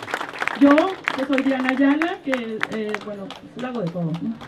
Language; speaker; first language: Spanish; native; Spanish